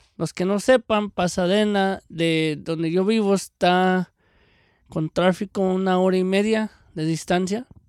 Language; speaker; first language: Spanish; early bilingual, heritage; Spanish